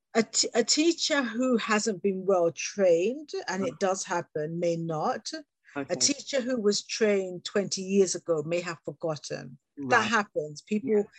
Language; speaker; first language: English; native; English